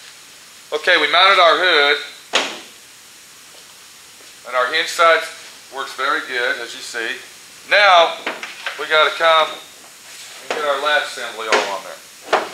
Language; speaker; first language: English; native; English